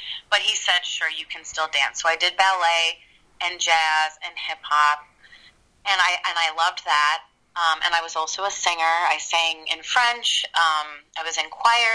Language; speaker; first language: English; native; English